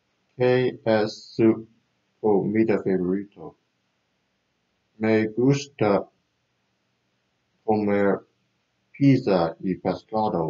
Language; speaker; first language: Spanish; non-native, learner; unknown